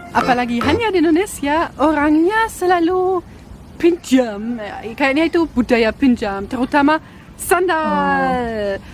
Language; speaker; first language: Indonesian; non-native, fluent; German